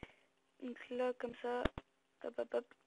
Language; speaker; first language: French; native; French